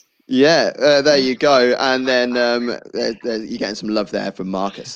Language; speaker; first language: English; native; English